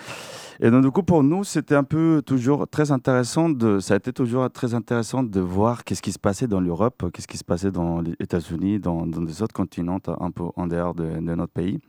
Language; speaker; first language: French; non-native, fluent; Spanish